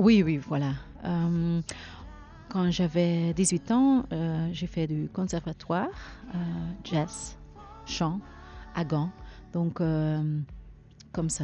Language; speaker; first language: French; non-native, learner; Dutch